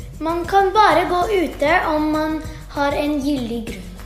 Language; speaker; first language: Norwegian; early bilingual, heritage; Norwegian